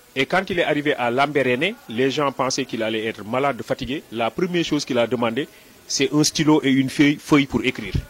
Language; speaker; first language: French; non-native, local second language; Wolof